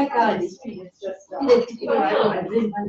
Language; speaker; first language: Arabic; native; Arabic